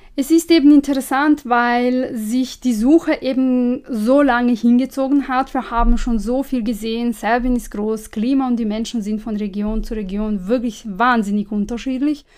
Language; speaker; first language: German; non-native, fluent; Serbian